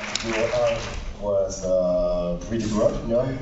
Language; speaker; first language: English; non-native, learner; French